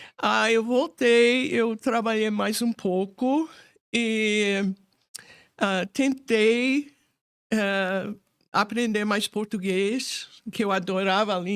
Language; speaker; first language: Portuguese; non-native, fluent; English